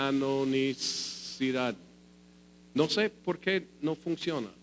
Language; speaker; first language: Spanish; non-native, fluent; English